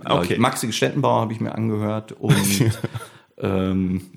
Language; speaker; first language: German; native; German